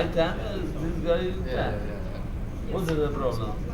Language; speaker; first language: English; non-native, learner; Polish